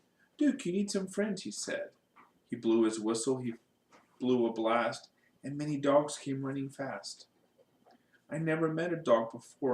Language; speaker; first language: English; native; English